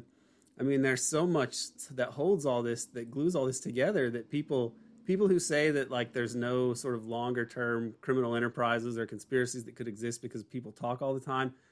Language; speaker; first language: English; native; English